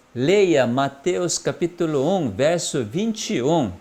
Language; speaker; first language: Portuguese; non-native, fluent; Korean